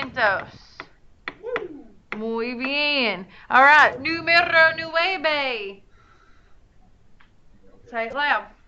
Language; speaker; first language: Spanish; non-native, fluent; English